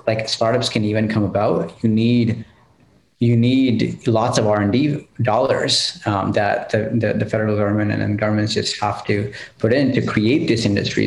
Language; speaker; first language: English; non-native, local second language; Telugu